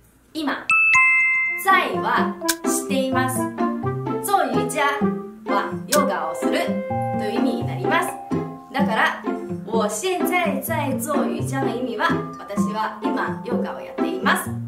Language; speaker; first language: Japanese; non-native, fluent; Chinese